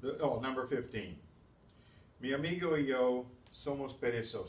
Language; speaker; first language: Spanish; non-native, fluent; English